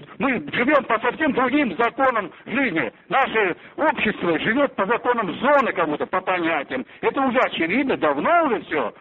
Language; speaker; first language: Russian; non-native, local second language; Uzbek